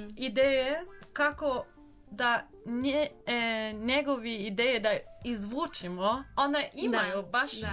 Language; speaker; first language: Croatian; non-native, learner; German